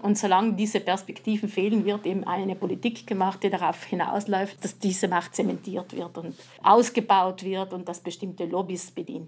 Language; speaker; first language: German; native; German